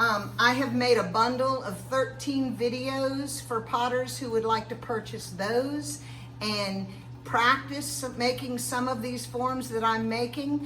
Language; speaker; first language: English; native; English